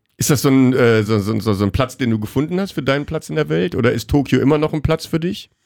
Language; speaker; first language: German; native; German